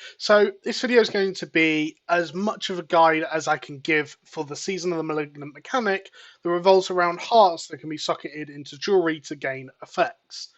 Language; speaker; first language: English; native; English